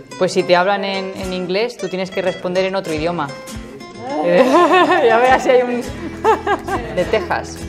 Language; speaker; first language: Spanish; native; Spanish